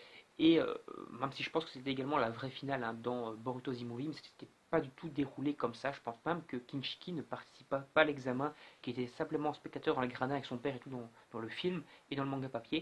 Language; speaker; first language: French; native; French